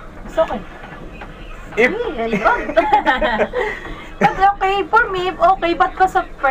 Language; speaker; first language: English; non-native, learner; Filipino